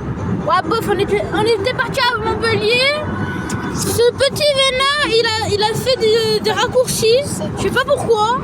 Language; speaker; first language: French; early bilingual, other home language; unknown